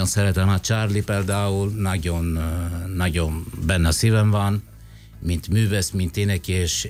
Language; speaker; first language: Hungarian; non-native, fluent; Italian